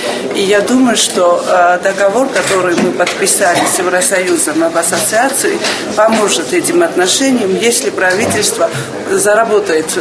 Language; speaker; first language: Russian; non-native, fluent; Georgian